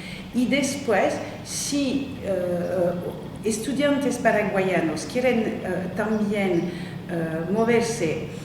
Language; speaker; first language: Spanish; non-native, fluent; French